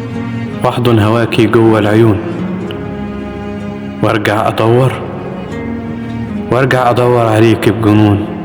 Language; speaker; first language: Arabic; native; Arabic